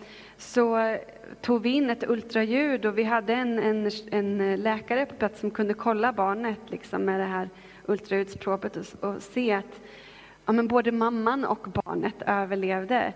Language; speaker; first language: Swedish; native; Swedish